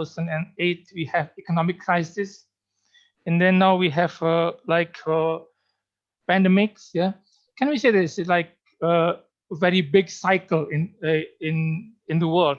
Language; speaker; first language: English; non-native, fluent; Indonesian